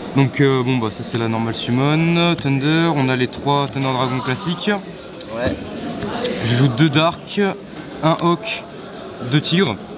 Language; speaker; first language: French; native; French